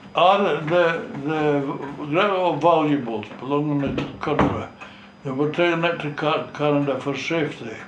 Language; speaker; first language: English; native; English